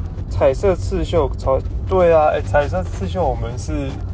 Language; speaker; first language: Chinese; native; Chinese